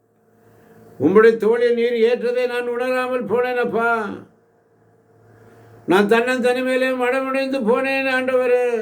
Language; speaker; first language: Tamil; native; Tamil